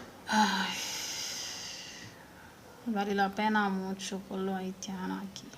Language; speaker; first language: Spanish; non-native, learner; Haitian Creole